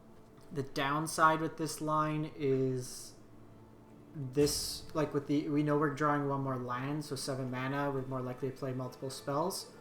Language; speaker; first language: English; native; English